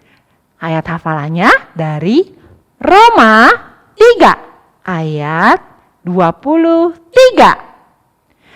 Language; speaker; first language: Indonesian; native; Indonesian